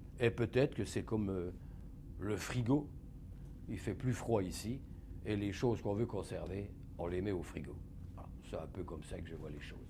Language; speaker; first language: French; native; French